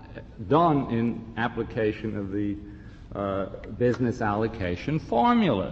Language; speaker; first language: English; native; English